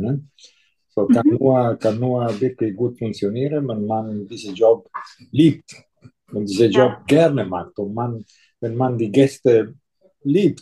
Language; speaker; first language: German; non-native, fluent; Italian